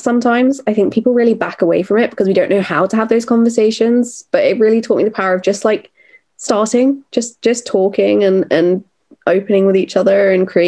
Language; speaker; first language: English; native; English